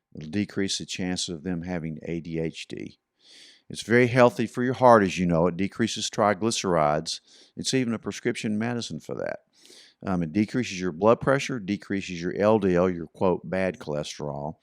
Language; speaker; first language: English; native; English